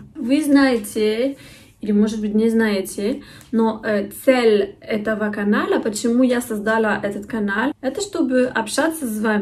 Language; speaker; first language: Russian; non-native, fluent; French